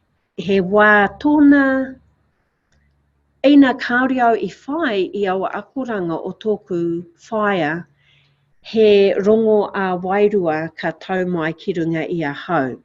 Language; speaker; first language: Māori; non-native, local second language; English